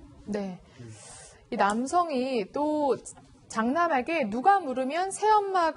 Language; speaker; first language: Korean; native; Korean